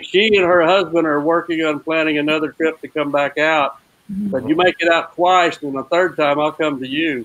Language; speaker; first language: English; native; English